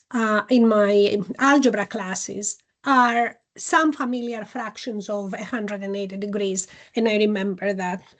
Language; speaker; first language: English; non-native, fluent; Greek